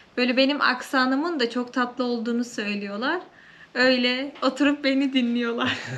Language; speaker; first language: Turkish; native; Turkish